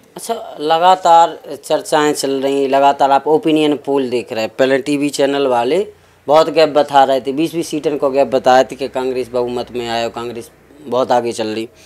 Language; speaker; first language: Hindi; native; Hindi